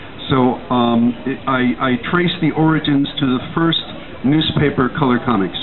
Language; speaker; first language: English; native; English